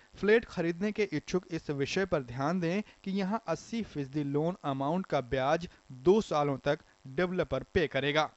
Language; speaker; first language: Hindi; non-native, local second language; Marathi